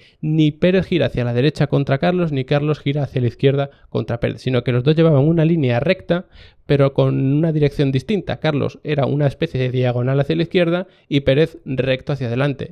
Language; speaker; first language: Spanish; native; Spanish